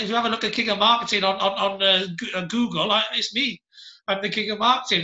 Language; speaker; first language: English; native; English